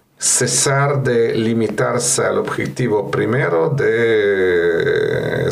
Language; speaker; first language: Spanish; non-native, fluent; Russian